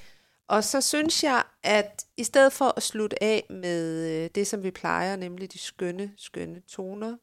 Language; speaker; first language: Danish; native; Danish